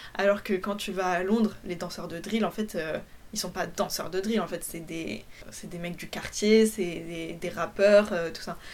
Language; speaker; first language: French; early bilingual, other home language; Polish